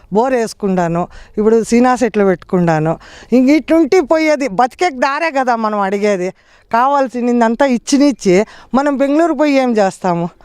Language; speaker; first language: Telugu; native; Telugu